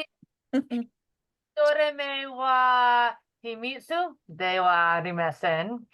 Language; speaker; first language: Japanese; non-native, learner; English